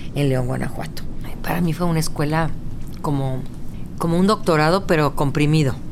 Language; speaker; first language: Spanish; native; Spanish